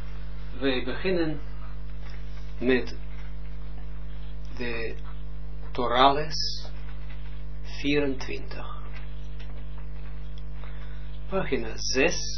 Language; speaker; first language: Dutch; non-native, fluent; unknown